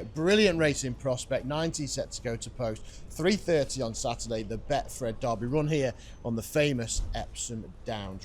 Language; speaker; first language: English; native; English